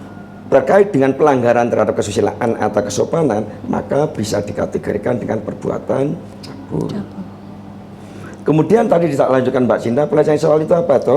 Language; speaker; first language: Indonesian; native; Indonesian